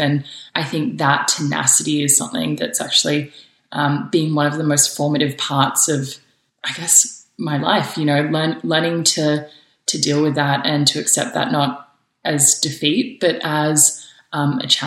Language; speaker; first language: English; native; English